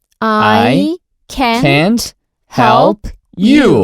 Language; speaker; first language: English; non-native, learner; Korean